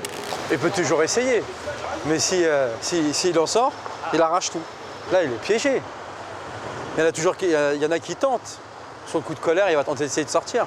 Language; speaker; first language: French; native; French